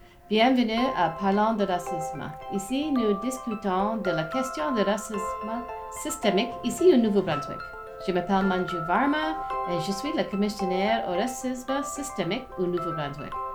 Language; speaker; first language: French; non-native, learner; English